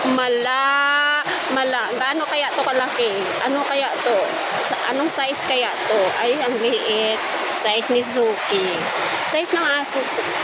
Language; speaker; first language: Filipino; non-native, local second language; Hiligaynon